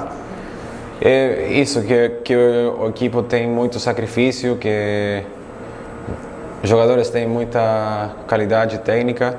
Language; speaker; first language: Portuguese; non-native, fluent; Spanish